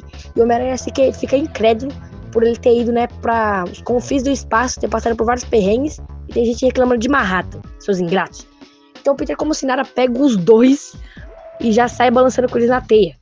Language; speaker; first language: Portuguese; native; Portuguese